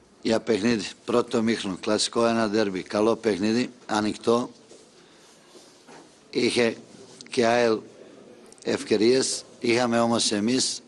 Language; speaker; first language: Greek; non-native, fluent; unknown